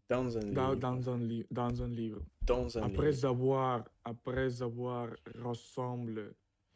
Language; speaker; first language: French; non-native, learner; Russian